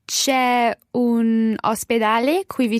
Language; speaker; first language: Italian; non-native, learner; English